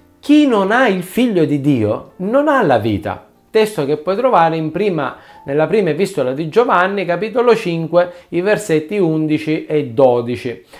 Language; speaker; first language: Italian; native; Italian